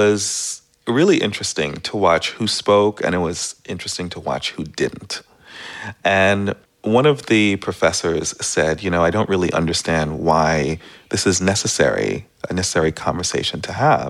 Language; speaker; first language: English; native; English